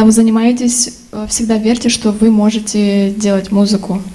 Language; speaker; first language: Russian; native; Russian